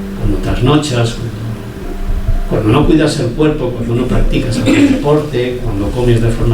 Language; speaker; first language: Spanish; native; Spanish